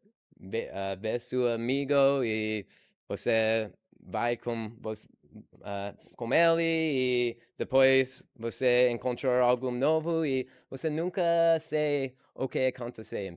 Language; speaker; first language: Portuguese; non-native, learner; English